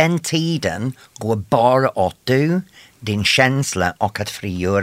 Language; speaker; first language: Swedish; non-native, fluent; English